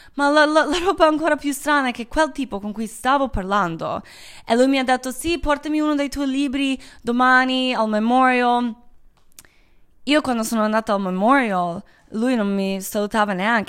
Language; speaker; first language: Italian; native; Italian